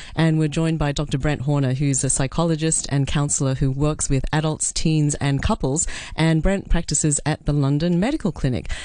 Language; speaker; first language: English; native; English